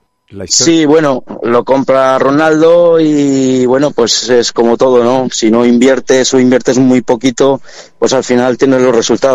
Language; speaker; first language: Spanish; native; Spanish